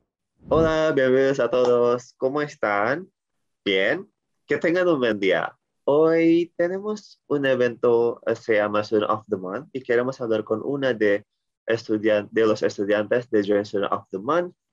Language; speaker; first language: Spanish; non-native, learner; Indonesian